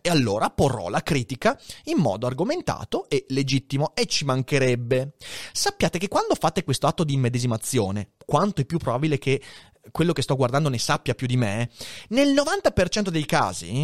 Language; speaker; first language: Italian; native; Italian